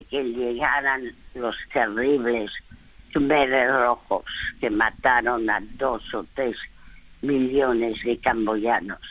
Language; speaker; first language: Spanish; early bilingual, other home language; French